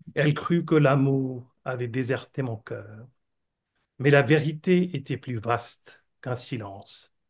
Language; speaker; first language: French; non-native, fluent; Bangla